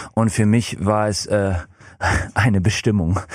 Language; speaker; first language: German; non-native, fluent; English